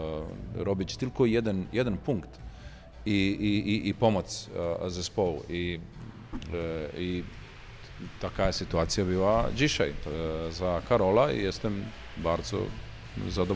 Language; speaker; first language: Polish; non-native, learner; Serbian